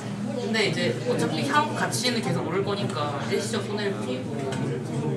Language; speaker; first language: Korean; native; Korean